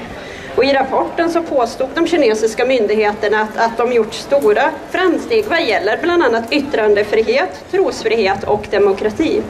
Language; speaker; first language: Swedish; native; Swedish